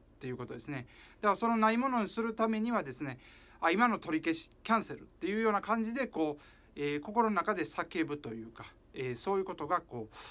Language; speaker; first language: Japanese; native; Japanese